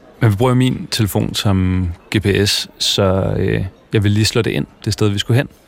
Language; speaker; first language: Danish; native; Danish